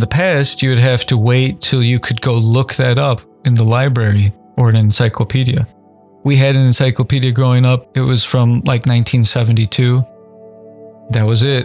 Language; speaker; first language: English; native; English